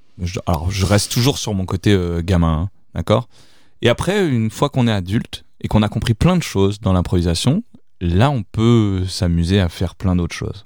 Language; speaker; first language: French; early bilingual, other home language; Italian